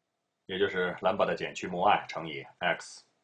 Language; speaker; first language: Chinese; native; Chinese